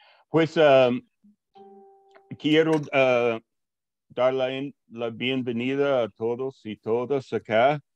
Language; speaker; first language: Spanish; non-native, fluent; English